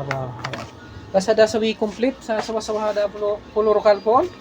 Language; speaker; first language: Arabic; non-native, learner; Bangla